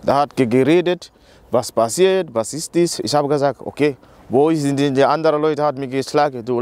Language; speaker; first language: German; non-native, learner; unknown